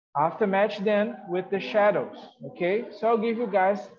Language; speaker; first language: English; non-native, fluent; Portuguese